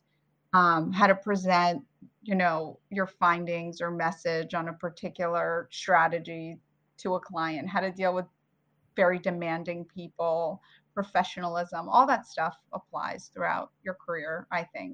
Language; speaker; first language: English; native; English